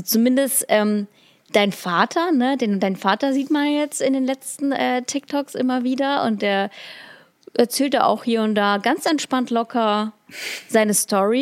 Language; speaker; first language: German; early bilingual, other home language; Russian